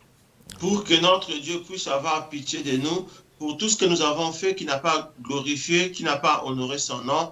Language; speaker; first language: French; non-native, local second language; Lingala